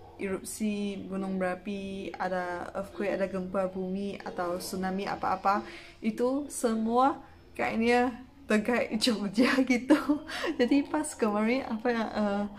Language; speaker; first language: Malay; non-native, local second language; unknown